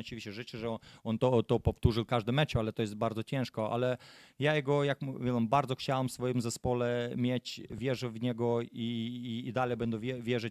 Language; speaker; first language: Polish; non-native, fluent; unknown